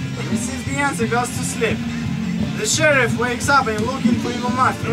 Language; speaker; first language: English; non-native, fluent; Russian